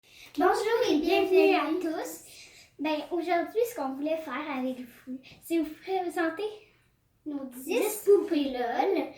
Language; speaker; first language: French; native; French